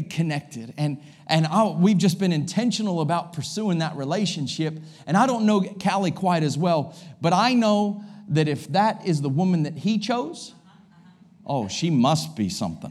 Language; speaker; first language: English; native; English